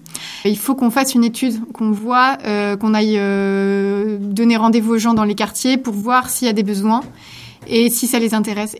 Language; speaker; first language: French; native; French